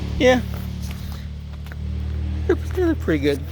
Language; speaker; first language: English; native; English